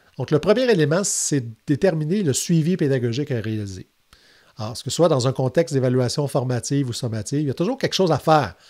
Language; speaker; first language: French; native; French